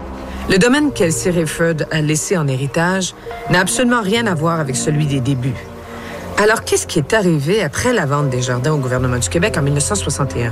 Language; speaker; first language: French; native; French